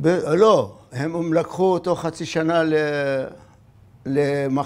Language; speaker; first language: Hebrew; non-native, fluent; Arabic